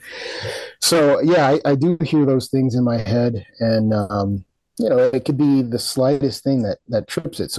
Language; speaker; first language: English; native; English